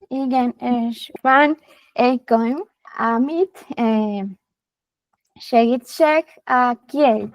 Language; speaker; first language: Hungarian; non-native, learner; Spanish